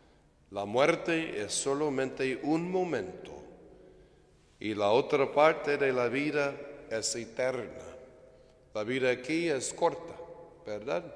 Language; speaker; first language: Spanish; non-native, fluent; English